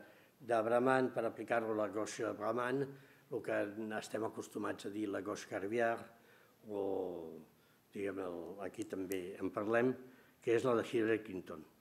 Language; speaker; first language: Catalan; native; Catalan